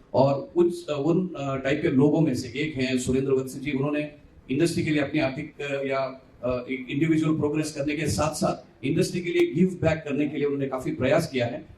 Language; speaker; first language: Hindi; non-native, local second language; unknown